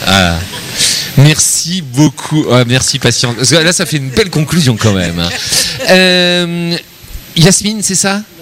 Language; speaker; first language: French; native; French